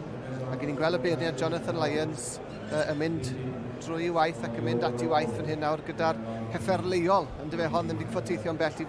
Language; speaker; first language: Welsh; native; Welsh